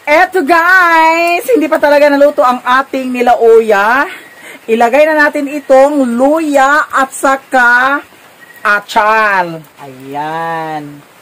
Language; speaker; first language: Filipino; non-native, local second language; Cebuano